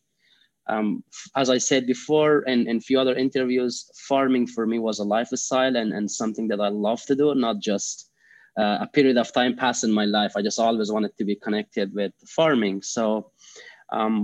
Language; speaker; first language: English; non-native, fluent; Persian